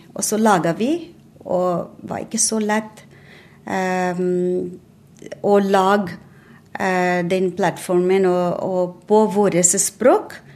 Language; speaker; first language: Norwegian; non-native, fluent; Bangla